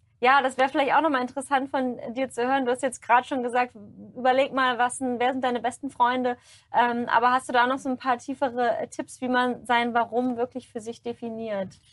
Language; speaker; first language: German; native; German